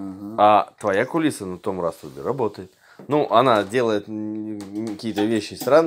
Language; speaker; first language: Russian; native; Russian